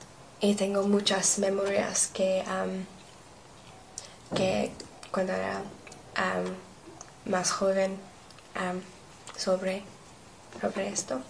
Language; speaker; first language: Spanish; non-native, learner; English